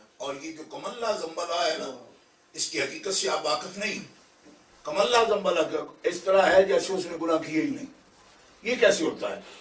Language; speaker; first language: Urdu; non-native, local second language; Punjabi